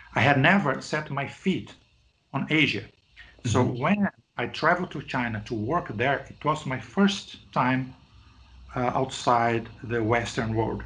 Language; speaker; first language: English; non-native, fluent; Portuguese